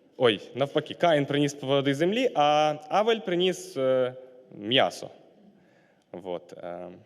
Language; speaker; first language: Ukrainian; non-native, local second language; Russian